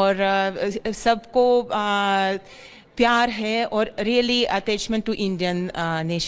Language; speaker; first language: Hindi; non-native, fluent; Russian